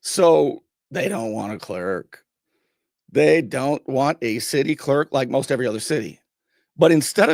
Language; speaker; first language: English; native; English